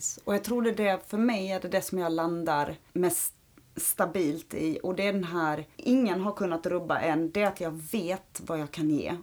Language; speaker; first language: Swedish; early bilingual, other home language; Romanian